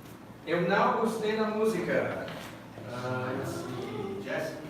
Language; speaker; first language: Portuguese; non-native, fluent; English